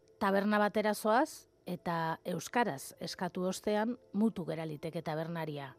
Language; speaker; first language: Basque; native; Basque